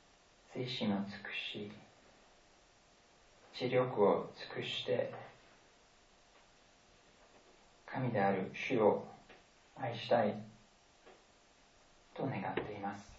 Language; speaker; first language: Japanese; non-native, fluent; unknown